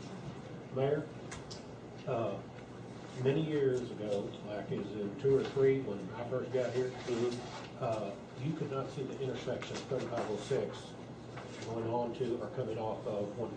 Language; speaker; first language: English; native; English